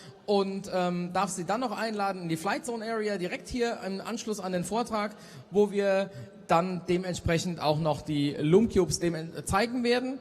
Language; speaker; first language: German; native; German